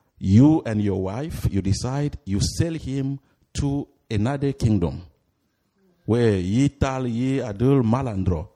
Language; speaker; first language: English; non-native, fluent; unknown